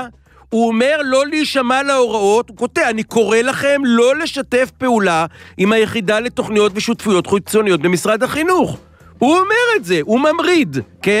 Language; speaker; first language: Hebrew; native; Hebrew